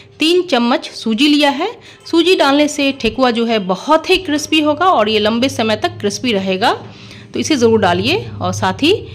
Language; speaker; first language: Hindi; native; Hindi